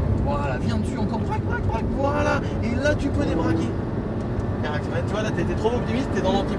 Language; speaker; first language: French; native; French